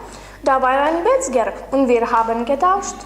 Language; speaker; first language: German; non-native, learner; Lithuanian